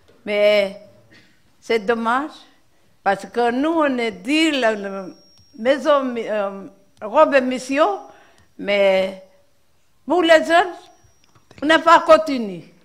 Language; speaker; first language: French; non-native, local second language; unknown